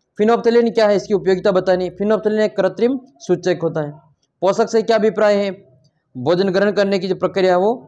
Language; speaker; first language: Hindi; native; Hindi